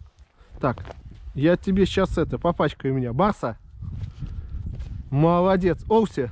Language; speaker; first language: Russian; native; Russian